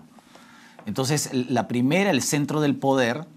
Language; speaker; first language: Spanish; native; Spanish